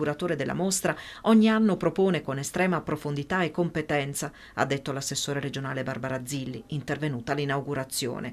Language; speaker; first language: Italian; native; Italian